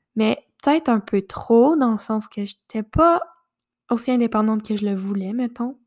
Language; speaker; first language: French; native; French